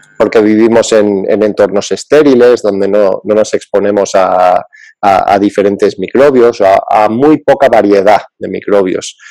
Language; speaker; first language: Spanish; early bilingual, other home language; English